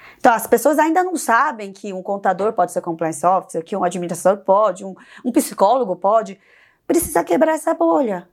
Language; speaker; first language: Portuguese; early bilingual, other home language; Korean